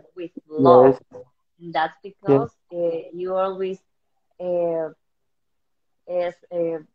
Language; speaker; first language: English; non-native, learner; Spanish